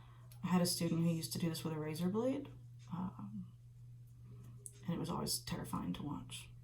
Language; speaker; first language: English; native; English